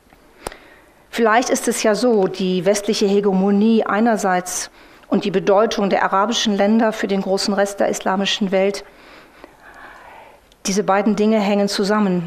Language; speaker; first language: German; native; German